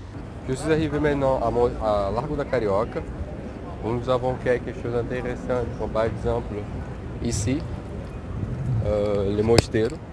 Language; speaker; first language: French; non-native, fluent; Portuguese